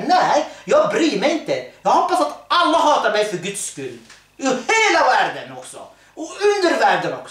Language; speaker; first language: Swedish; early bilingual, other home language; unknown